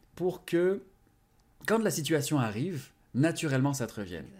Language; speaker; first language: French; native; French